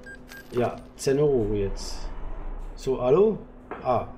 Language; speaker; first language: German; non-native, learner; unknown